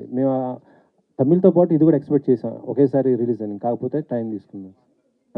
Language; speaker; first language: Telugu; native; Telugu